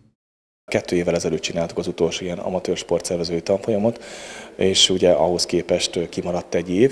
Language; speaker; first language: Hungarian; native; Hungarian